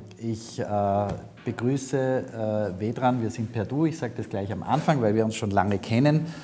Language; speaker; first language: German; native; German